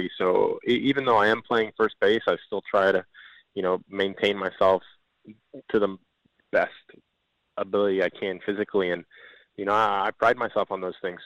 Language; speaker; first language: English; early bilingual, other home language; Spanish